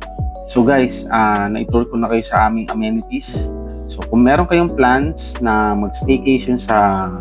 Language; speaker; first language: Filipino; native; Filipino